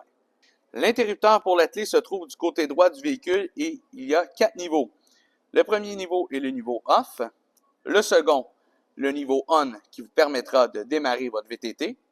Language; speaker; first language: French; native; French